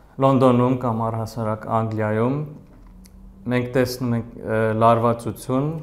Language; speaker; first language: Armenian; early bilingual, heritage; Armenian